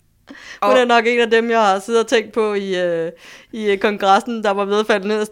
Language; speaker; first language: Danish; native; Danish